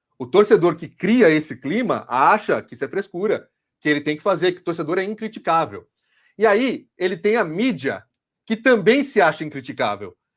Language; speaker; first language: Portuguese; native; Portuguese